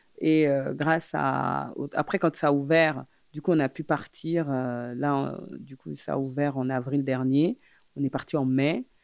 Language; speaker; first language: French; early bilingual, other home language; Fula